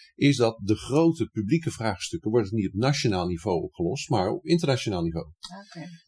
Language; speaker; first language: Dutch; native; Dutch